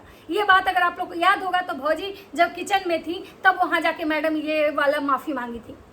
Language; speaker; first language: Hindi; native; Hindi